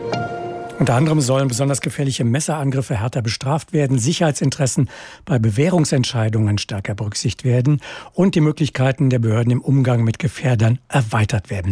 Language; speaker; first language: German; native; German